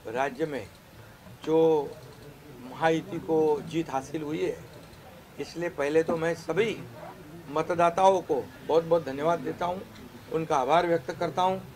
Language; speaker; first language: Hindi; non-native, local second language; Marathi